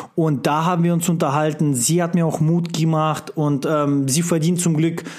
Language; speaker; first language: German; non-native, fluent; Russian